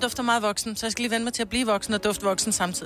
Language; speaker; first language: Danish; native; Danish